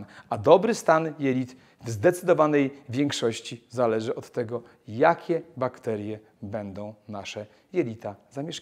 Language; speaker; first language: Polish; native; Polish